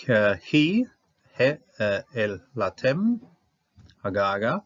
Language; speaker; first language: Hebrew; non-native, fluent; English